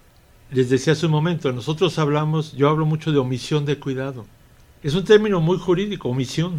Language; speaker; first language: Spanish; native; Spanish